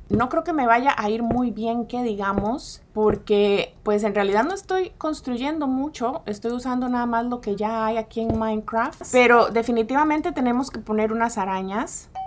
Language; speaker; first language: Spanish; early bilingual, heritage; Spanish